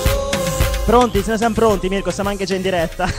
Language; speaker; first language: Italian; native; Italian